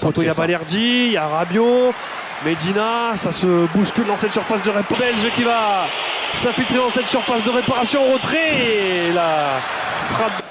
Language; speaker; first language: French; native; French